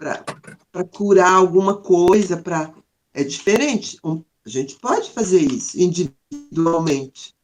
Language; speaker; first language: Portuguese; non-native, learner; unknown